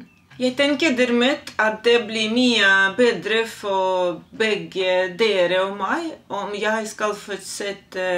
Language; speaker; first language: Norwegian; non-native, fluent; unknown